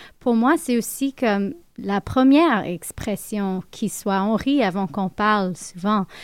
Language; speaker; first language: French; non-native, fluent; English